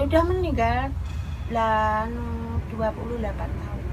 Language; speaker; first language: Indonesian; non-native, local second language; Javanese